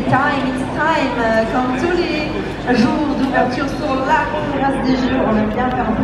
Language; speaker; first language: French; native; French